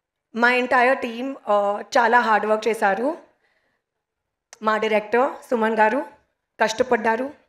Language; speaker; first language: Telugu; non-native, local second language; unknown